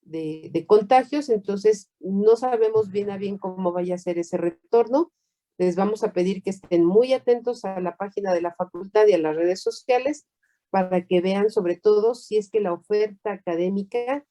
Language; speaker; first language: Spanish; native; Spanish